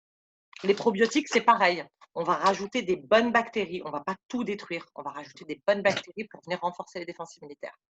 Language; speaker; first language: French; native; French